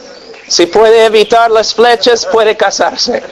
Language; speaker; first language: Spanish; non-native, fluent; English